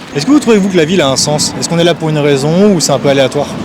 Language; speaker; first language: French; native; French